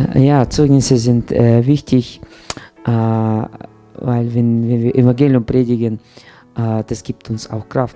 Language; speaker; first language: German; non-native, fluent; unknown